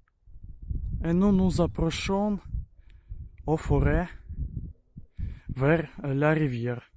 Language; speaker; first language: French; non-native, learner; Ukrainian